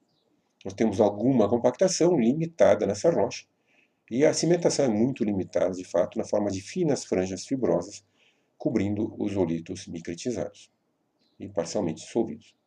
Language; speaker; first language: Portuguese; native; Portuguese